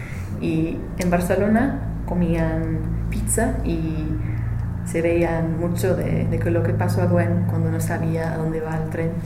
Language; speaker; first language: Spanish; non-native, learner; English